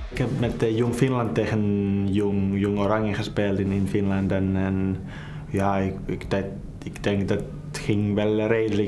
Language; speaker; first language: Dutch; non-native, fluent; Finnish